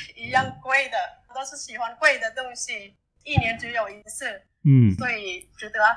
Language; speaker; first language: Chinese; non-native, fluent; Vietnamese